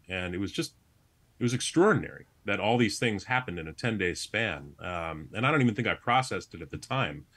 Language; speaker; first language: English; native; English